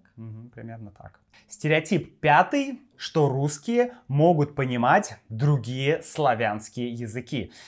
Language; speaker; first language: Russian; native; Russian